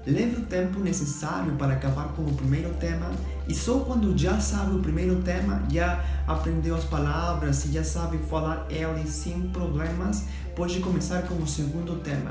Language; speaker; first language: Portuguese; non-native, fluent; Spanish